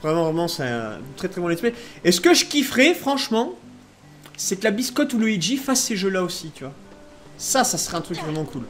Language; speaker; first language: French; native; French